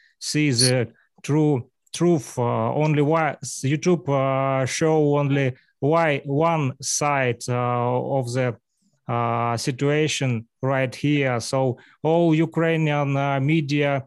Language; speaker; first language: English; non-native, learner; Russian